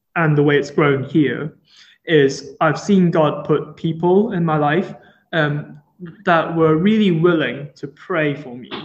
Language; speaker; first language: English; non-native, local second language; Cantonese